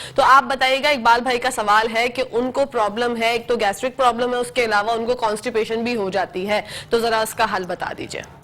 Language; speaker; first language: Urdu; native; Urdu